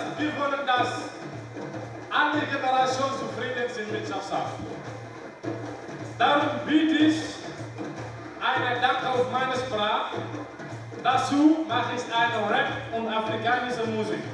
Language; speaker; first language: German; non-native, learner; Wolof